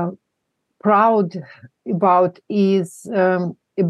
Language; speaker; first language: English; non-native, fluent; Russian